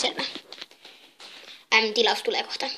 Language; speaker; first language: Finnish; native; Finnish